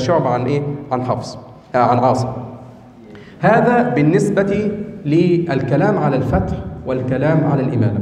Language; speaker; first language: Arabic; native; Arabic